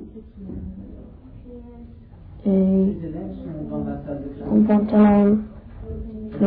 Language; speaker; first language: French; non-native, learner; English